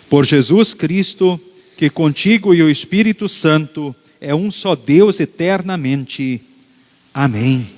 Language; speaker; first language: Portuguese; native; Portuguese